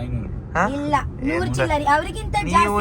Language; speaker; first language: Kannada; non-native, local second language; Tulu